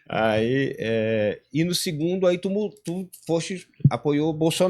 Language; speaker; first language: Portuguese; native; Portuguese